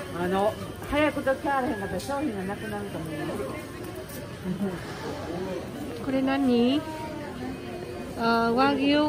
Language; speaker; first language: Japanese; non-native, learner; Vietnamese